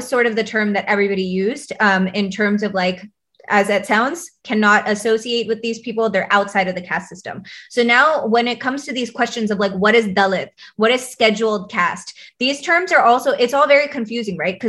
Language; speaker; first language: English; native; English